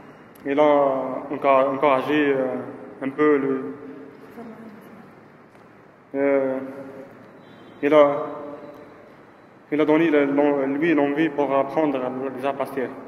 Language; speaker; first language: French; non-native, learner; Arabic